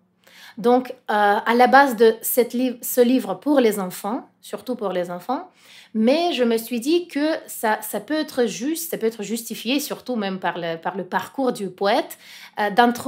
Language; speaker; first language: French; non-native, fluent; Russian